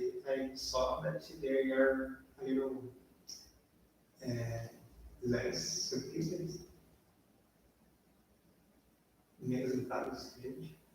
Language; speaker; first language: English; non-native, learner; Portuguese